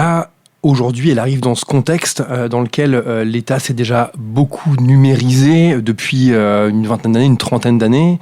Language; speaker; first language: French; native; French